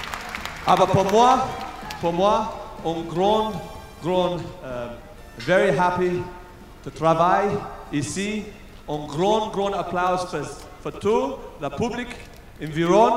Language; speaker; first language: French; non-native, learner; English